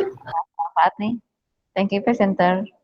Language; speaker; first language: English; non-native, learner; Indonesian